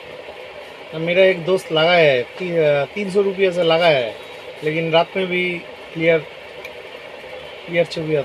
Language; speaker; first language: Hindi; non-native, local second language; Bangla